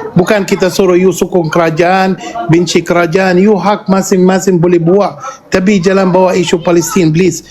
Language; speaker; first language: Malay; non-native, fluent; Arabic